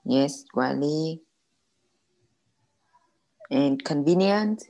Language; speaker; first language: English; non-native, learner; Vietnamese